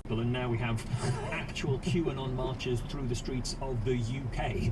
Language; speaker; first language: English; native; English